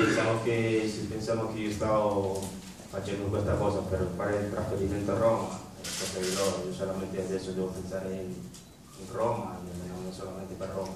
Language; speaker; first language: Italian; non-native, fluent; Spanish